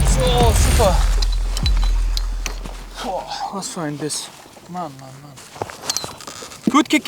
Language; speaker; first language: German; non-native, learner; Dutch